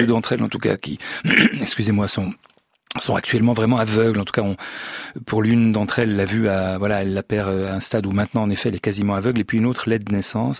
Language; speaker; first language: French; native; French